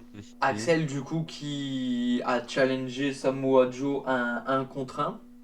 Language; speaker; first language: French; native; French